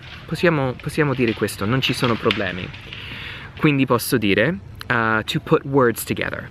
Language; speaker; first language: Italian; non-native, fluent; English